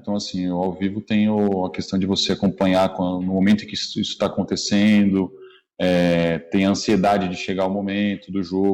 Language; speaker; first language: Portuguese; native; Portuguese